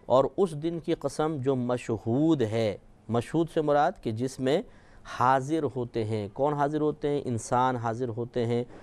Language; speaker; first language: Urdu; native; Urdu